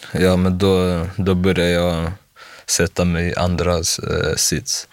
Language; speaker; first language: Swedish; early bilingual, other home language; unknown